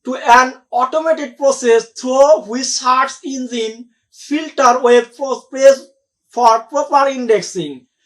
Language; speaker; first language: English; non-native, local second language; Bangla